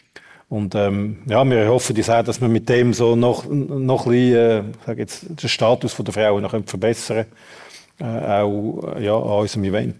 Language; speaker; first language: German; native; German